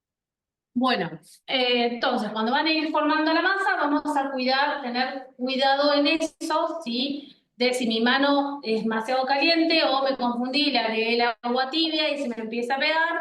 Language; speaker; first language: Spanish; native; Spanish